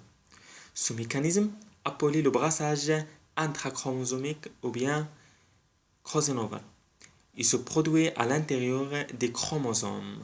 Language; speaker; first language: French; non-native, local second language; Arabic